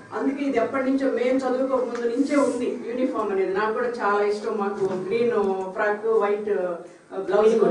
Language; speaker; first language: Telugu; native; Telugu